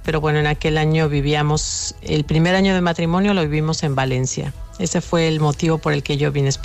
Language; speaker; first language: Spanish; native; Spanish